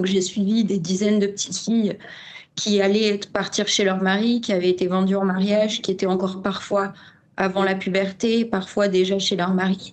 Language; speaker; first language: French; native; French